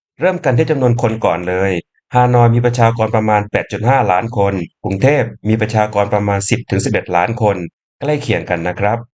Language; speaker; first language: Thai; native; Thai